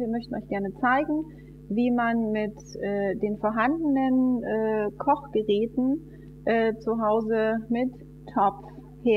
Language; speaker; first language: German; native; German